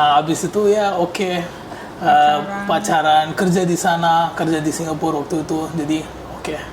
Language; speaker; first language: Indonesian; non-native, fluent; Tamil